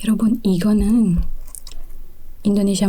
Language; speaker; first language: Korean; non-native, fluent; Indonesian